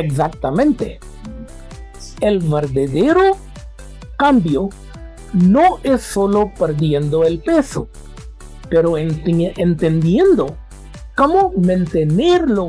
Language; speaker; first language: Spanish; non-native, fluent; Hindi